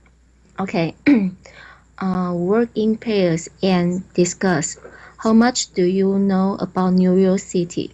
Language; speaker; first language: English; non-native, learner; Chinese